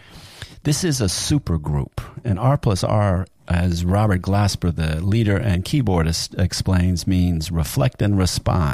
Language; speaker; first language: English; native; English